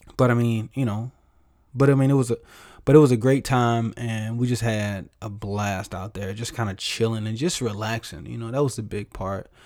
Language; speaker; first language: English; native; English